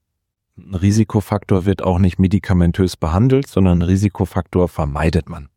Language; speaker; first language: German; native; German